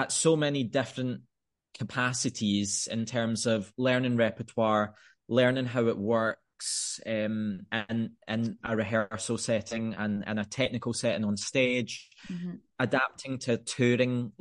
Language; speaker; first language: English; native; English